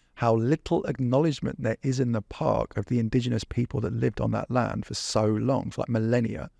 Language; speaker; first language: English; native; English